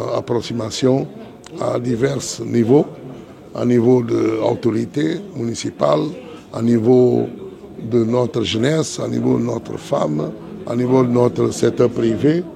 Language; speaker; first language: French; non-native, fluent; Portuguese